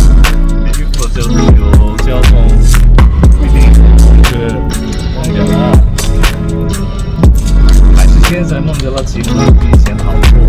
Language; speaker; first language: Chinese; non-native, fluent; Bangla